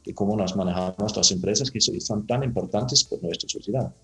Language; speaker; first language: Spanish; non-native, learner; Danish